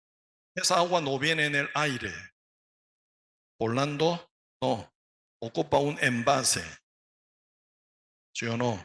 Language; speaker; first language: Spanish; non-native, learner; Korean